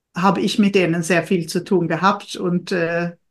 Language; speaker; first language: German; non-native, fluent; Swedish